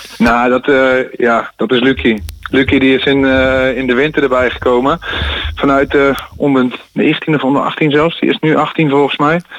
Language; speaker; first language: Dutch; native; Dutch